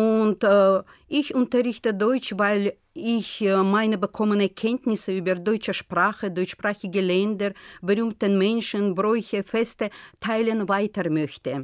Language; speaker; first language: German; non-native, fluent; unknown